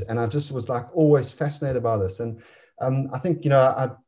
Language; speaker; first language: English; native; English